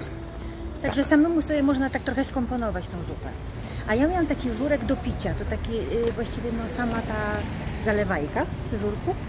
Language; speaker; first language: Polish; native; Polish